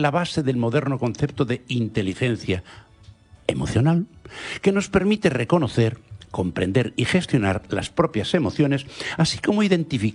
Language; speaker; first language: Spanish; non-native, local second language; Galician